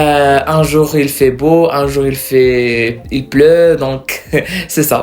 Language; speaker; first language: French; non-native, local second language; Arabic